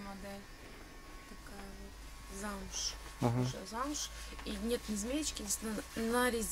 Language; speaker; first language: Russian; native; Russian